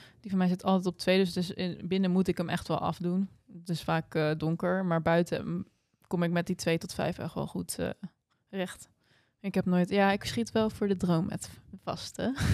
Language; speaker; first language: Dutch; native; Dutch